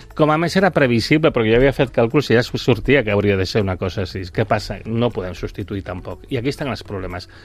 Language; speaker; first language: Catalan; non-native, local second language; Spanish